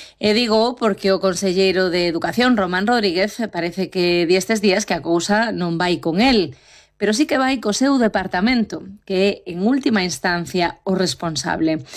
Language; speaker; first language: Galician; native; Galician